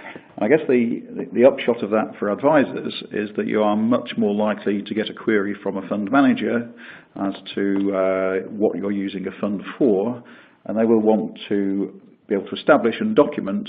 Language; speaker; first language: English; native; English